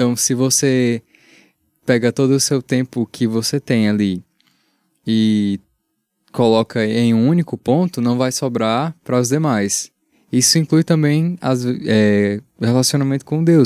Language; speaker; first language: Portuguese; native; Portuguese